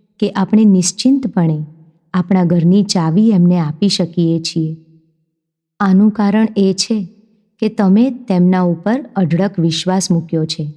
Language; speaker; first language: Gujarati; native; Gujarati